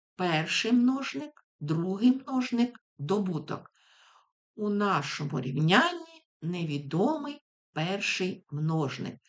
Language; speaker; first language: Ukrainian; native; Ukrainian